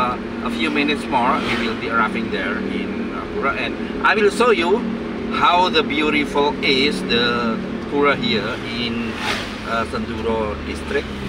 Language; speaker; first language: English; non-native, learner; Indonesian